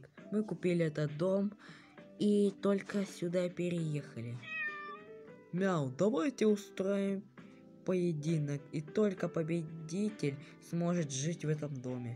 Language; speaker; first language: Russian; native; Russian